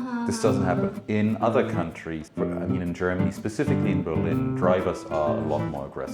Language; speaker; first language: English; non-native, fluent; German